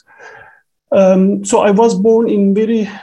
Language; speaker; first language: English; non-native, fluent; Turkish